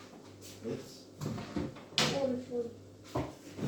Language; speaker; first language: German; non-native, learner; Filipino